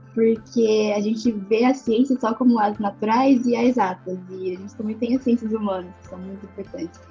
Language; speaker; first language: Portuguese; native; Portuguese